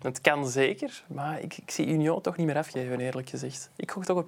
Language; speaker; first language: Dutch; native; Dutch